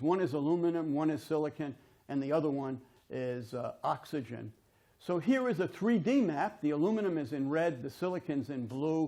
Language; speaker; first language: English; native; English